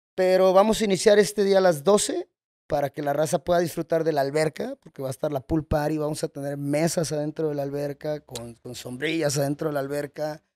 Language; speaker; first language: Spanish; native; Spanish